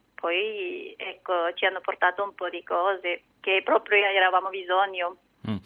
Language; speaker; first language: Italian; non-native, learner; Chinese